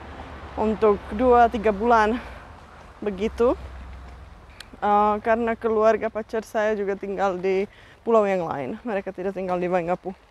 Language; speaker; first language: Indonesian; non-native, fluent; Czech